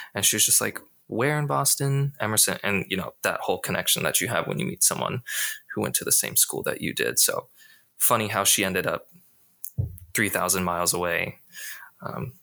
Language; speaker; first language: English; native; English